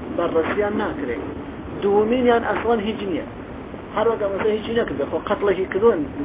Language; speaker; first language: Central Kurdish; non-native, local second language; Gurani